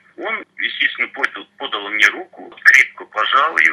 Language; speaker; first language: Russian; native; Russian